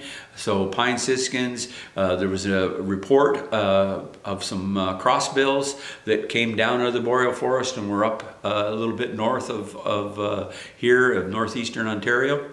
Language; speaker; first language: English; native; English